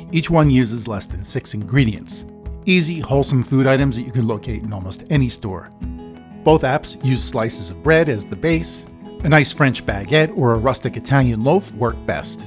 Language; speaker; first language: English; native; English